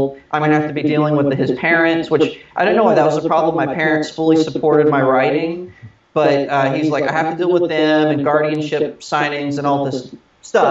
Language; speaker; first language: English; native; English